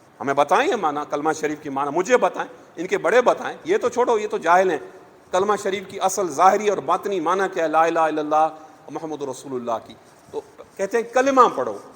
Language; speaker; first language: Urdu; non-native, local second language; Sindhi